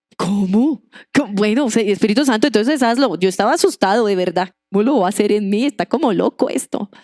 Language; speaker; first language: Spanish; non-native, local second language; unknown